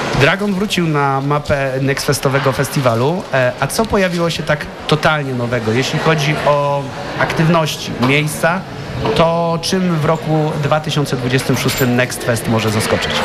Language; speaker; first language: Polish; native; Polish